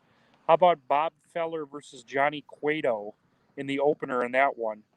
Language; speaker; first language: English; native; English